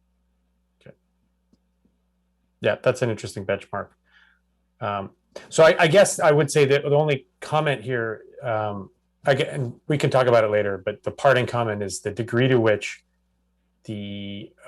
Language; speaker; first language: English; native; English